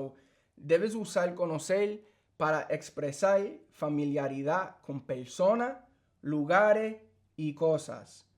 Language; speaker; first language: Spanish; early bilingual, heritage; English